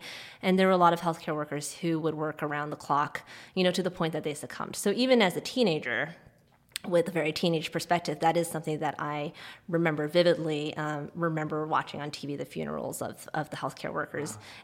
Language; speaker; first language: English; non-native, local second language; Cantonese